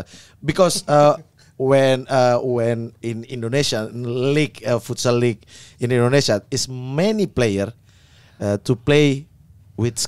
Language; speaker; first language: English; non-native, learner; Indonesian